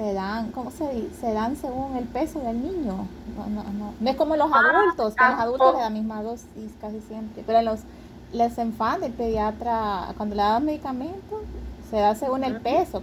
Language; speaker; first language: Spanish; native; Spanish